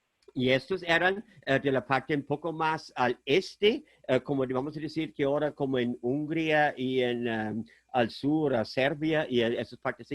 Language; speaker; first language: Spanish; non-native, fluent; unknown